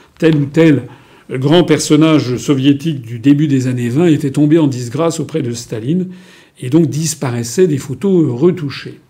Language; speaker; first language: French; native; French